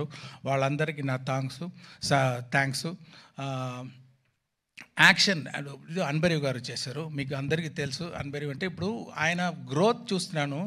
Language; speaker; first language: Telugu; non-native, learner; Tamil